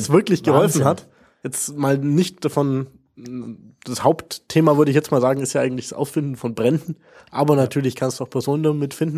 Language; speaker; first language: German; native; German